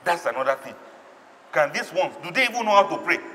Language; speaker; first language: English; non-native, local second language; Yoruba